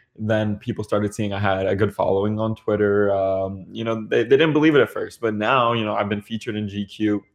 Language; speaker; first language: English; native; English